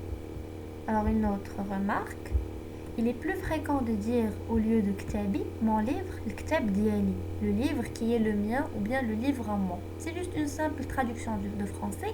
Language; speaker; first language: French; non-native, local second language; Arabic